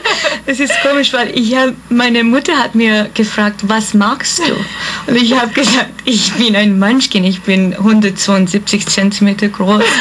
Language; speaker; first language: German; non-native, fluent; Hungarian